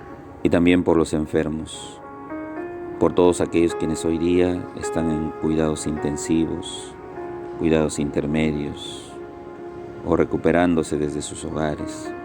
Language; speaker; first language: Spanish; native; Spanish